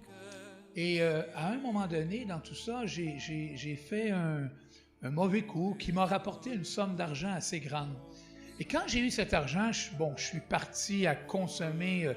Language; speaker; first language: French; native; French